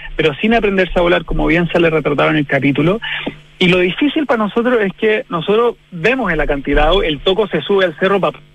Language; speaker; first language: Spanish; native; Spanish